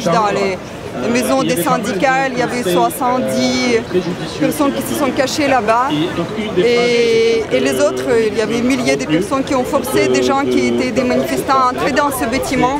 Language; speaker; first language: French; non-native, fluent; Russian